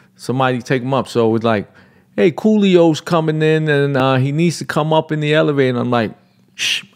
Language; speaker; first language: English; native; English